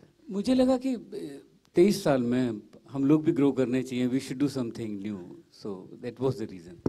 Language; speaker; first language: Hindi; native; Hindi